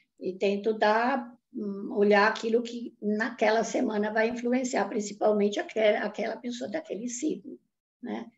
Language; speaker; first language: Portuguese; non-native, fluent; Italian